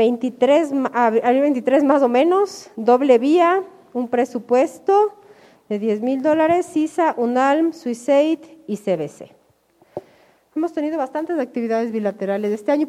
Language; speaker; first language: Spanish; native; Spanish